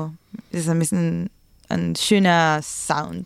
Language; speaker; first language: German; non-native, learner; Spanish